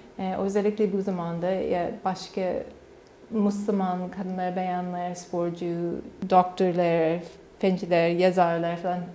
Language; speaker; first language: Turkish; non-native, learner; English